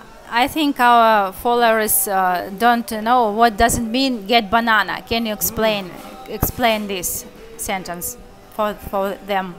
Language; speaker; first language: English; non-native, learner; Russian